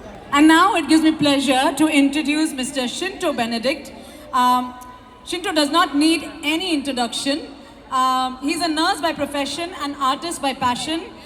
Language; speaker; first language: English; non-native, local second language; Malayalam